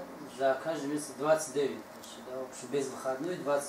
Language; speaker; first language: Russian; non-native, learner; Tajik